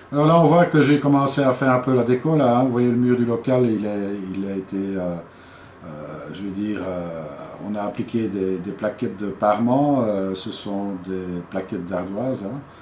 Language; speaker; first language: French; native; French